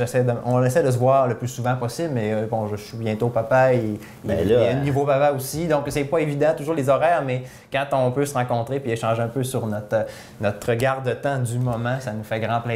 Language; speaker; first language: French; native; French